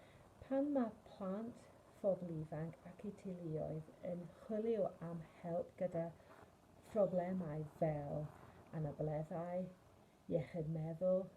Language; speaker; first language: Welsh; non-native, fluent; English